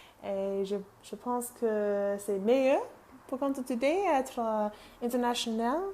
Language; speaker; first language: French; non-native, learner; English